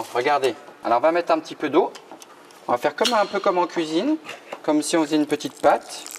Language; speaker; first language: French; native; French